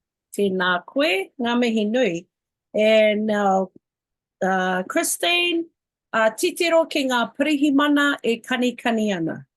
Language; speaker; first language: Māori; non-native, local second language; English